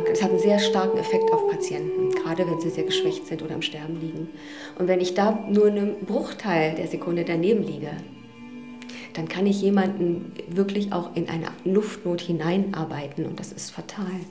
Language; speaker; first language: German; native; German